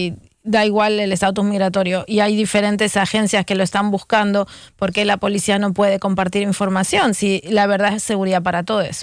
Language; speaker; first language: Spanish; native; Spanish